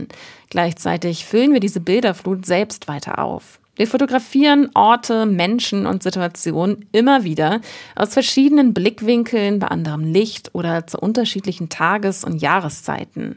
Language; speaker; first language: German; native; German